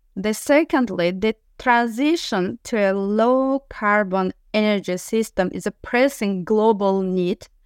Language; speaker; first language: English; non-native, learner; Azerbaijani